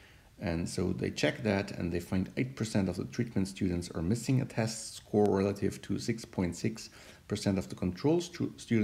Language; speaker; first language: English; non-native, fluent; German